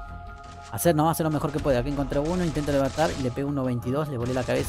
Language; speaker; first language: Spanish; native; Spanish